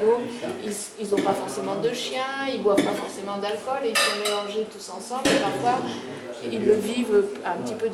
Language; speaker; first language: French; native; French